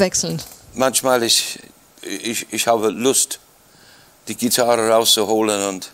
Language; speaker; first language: German; non-native, fluent; English